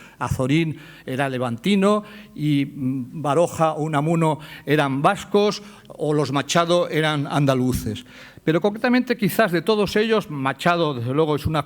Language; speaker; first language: Spanish; native; Spanish